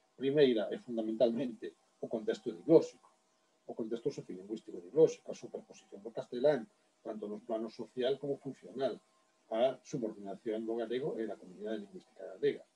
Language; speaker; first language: Galician; native; Galician